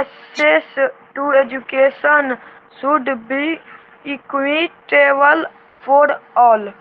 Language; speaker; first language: English; non-native, learner; Hindi